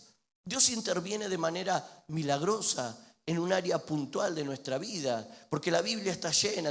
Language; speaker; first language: Spanish; native; Spanish